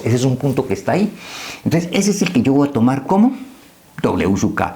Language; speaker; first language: Spanish; native; Spanish